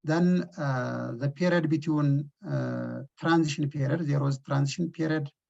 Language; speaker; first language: English; non-native, local second language; Amharic